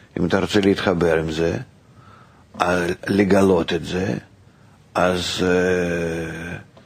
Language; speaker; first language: Hebrew; non-native, fluent; Russian